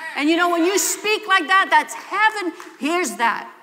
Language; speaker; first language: English; native; English